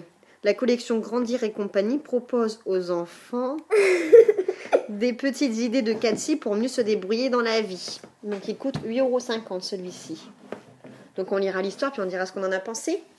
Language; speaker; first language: French; native; French